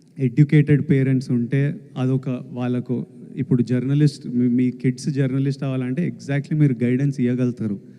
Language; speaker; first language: Telugu; native; Telugu